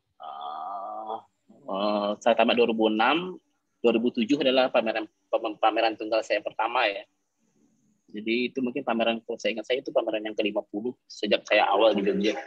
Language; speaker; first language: Indonesian; non-native, local second language; Minangkabau